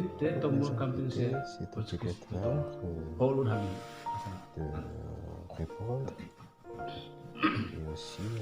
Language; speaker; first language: French; non-native, fluent; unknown